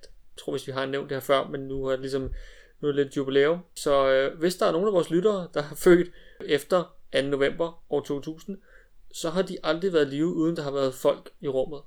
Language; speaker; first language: Danish; native; Danish